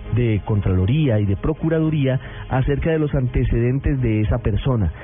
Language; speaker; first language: Spanish; native; Spanish